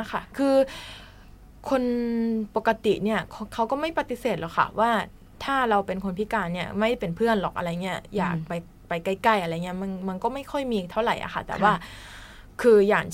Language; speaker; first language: Thai; non-native, fluent; Japanese